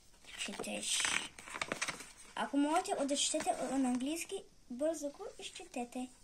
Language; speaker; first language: Bulgarian; early bilingual, heritage; Bulgarian